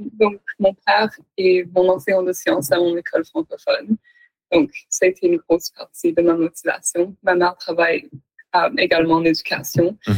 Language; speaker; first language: French; native; French